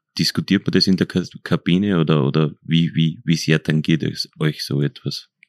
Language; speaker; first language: German; native; German